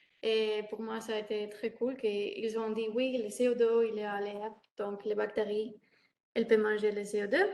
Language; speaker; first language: French; non-native, learner; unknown